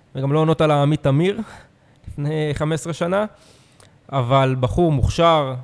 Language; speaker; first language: Hebrew; native; Hebrew